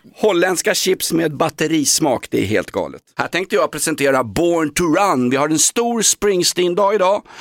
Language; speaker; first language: Swedish; native; Swedish